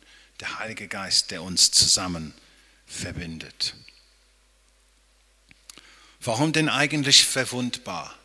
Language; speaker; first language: German; non-native, fluent; English